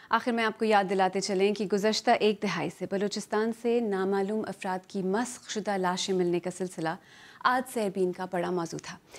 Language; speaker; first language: Urdu; native; Urdu